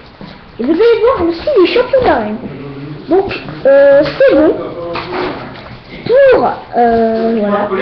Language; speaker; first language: French; native; French